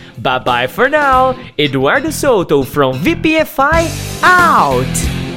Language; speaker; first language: English; non-native, fluent; Portuguese